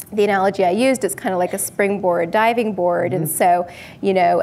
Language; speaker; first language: English; native; English